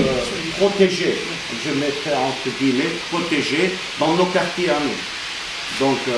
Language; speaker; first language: French; non-native, fluent; Armenian